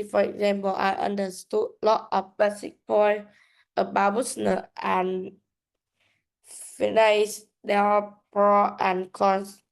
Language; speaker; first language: English; non-native, learner; Vietnamese